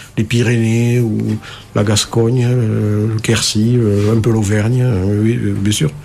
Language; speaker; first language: French; native; French